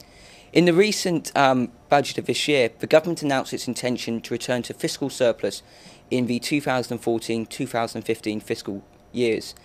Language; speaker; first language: English; native; English